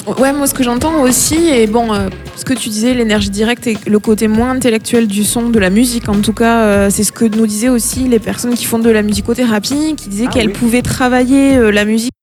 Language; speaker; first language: French; native; French